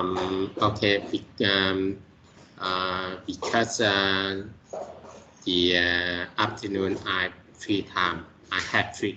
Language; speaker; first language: English; non-native, learner; Vietnamese